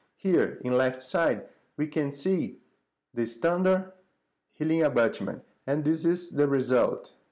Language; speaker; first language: English; non-native, fluent; Portuguese